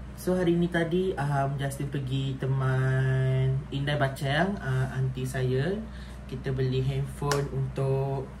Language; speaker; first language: Malay; non-native, local second language; Iban